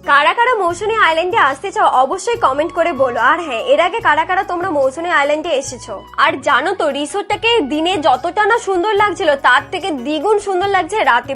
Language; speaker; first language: Bangla; native; Bangla